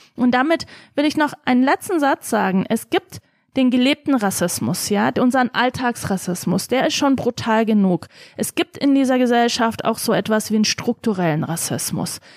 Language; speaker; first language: German; early bilingual, other home language; Turkish